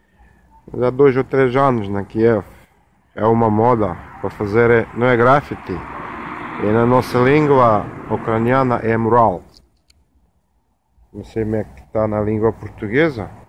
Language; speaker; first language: Portuguese; non-native, learner; Ukrainian